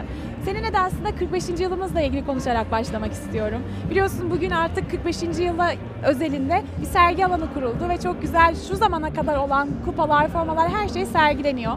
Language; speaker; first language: Turkish; native; Turkish